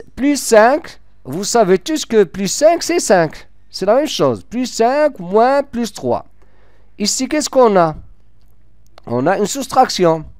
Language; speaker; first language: French; non-native, local second language; Arabic